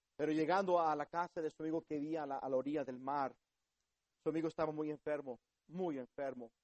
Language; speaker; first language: Spanish; early bilingual, heritage; Spanish